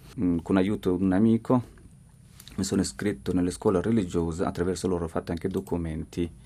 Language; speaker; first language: Italian; non-native, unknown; Persian